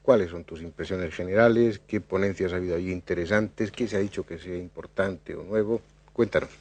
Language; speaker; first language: Spanish; native; Spanish